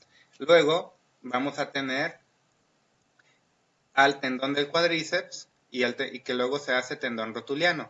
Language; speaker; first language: Spanish; native; Spanish